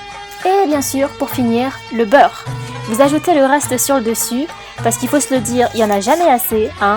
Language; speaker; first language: French; native; French